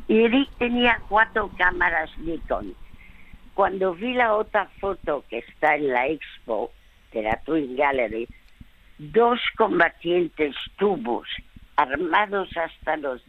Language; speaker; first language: Spanish; non-native, fluent; French